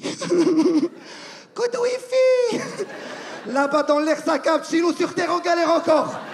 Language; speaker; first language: French; non-native, local second language; Arabic